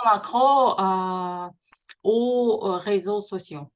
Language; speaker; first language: French; non-native, learner; Russian